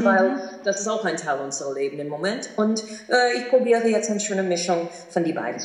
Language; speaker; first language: German; non-native, fluent; English